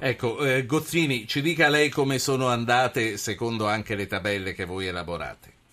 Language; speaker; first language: Italian; native; Italian